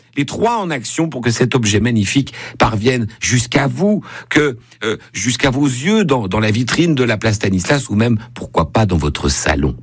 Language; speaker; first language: French; native; French